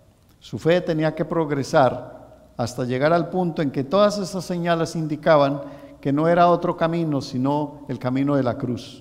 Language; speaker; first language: Spanish; native; Spanish